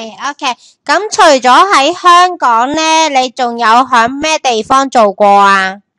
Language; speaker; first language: Cantonese; native; Cantonese